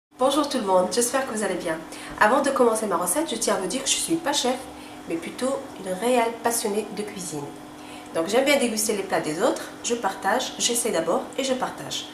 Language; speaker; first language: French; non-native, local second language; Arabic